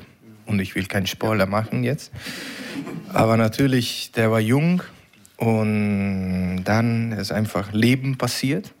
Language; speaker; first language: German; non-native, learner; Italian